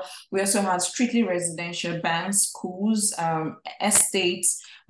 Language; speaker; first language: English; non-native, local second language; Igbo